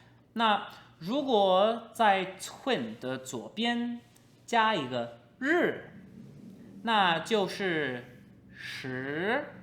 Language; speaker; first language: Chinese; non-native, fluent; English